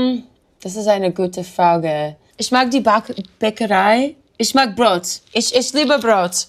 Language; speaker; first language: German; non-native, learner; English